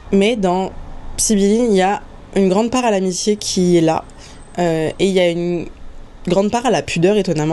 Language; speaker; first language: French; native; French